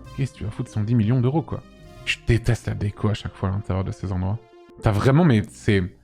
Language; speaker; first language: French; native; French